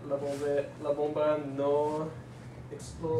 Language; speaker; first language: Spanish; non-native, learner; English